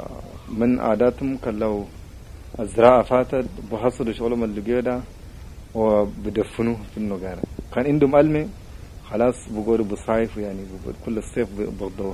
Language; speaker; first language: Arabic; native; Arabic